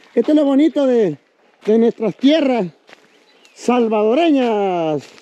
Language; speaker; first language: Spanish; native; Spanish